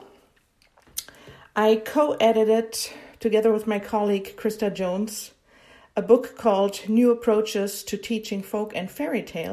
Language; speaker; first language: English; non-native, fluent; German